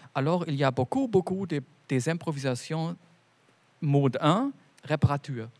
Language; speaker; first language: French; non-native, fluent; German